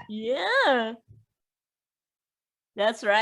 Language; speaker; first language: English; non-native, learner; Vietnamese